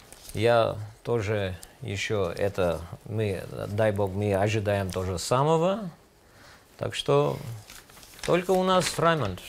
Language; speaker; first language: Russian; non-native, local second language; Armenian